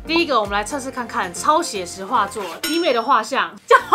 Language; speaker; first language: Chinese; native; Chinese